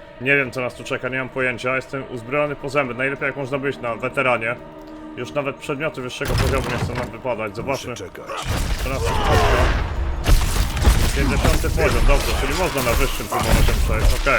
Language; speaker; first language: Polish; native; Polish